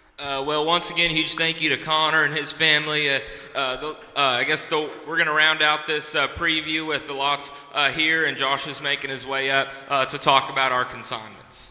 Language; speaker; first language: English; native; English